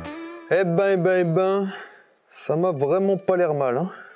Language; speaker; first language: French; native; French